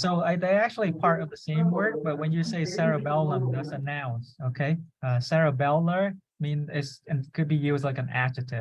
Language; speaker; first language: English; non-native, fluent; Vietnamese